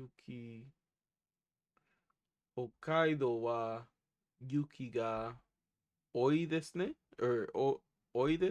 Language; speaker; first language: Japanese; non-native, learner; English